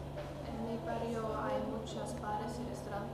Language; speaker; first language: Spanish; non-native, learner; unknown